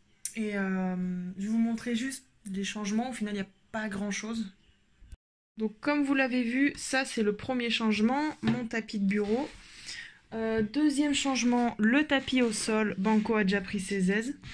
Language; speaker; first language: French; native; French